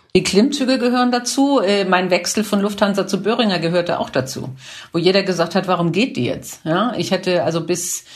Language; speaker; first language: German; native; German